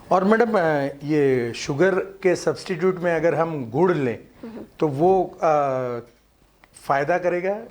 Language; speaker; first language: Hindi; non-native, local second language; Gujarati